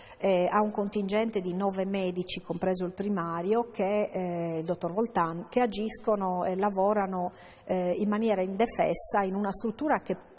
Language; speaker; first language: Italian; native; Italian